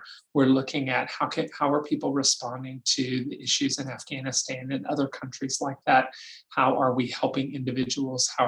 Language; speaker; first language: English; native; English